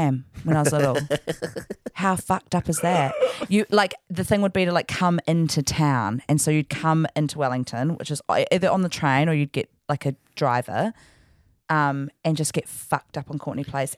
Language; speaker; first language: English; native; English